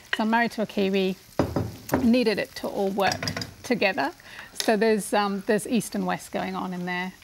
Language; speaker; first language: English; non-native, local second language; Gujarati